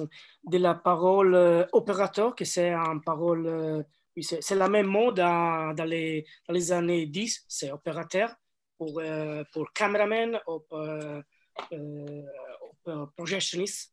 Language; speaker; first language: French; non-native, learner; Italian